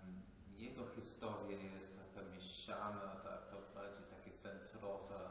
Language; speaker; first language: Polish; non-native, fluent; English